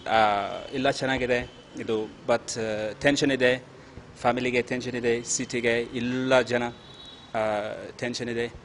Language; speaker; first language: Kannada; non-native, learner; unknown